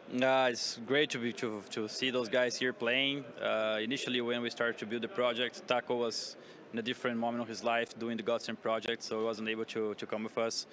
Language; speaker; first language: English; non-native, fluent; Portuguese